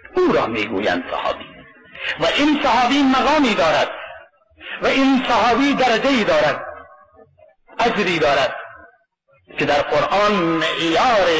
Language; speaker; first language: Persian; non-native, local second language; Baluchi